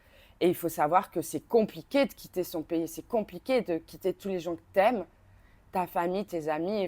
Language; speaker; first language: French; native; French